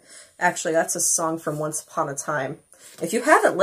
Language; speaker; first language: English; native; English